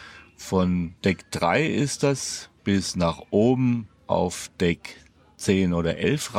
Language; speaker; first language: German; native; German